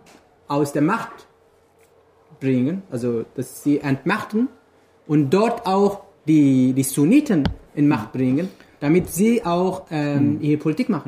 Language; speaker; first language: German; non-native, fluent; Kurdish